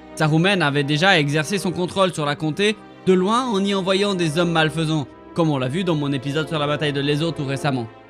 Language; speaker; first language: French; native; French